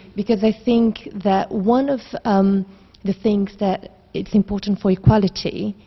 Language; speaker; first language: English; non-native, fluent; Portuguese